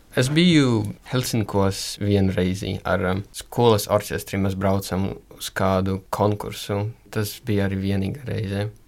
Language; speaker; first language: Latvian; early bilingual, other home language; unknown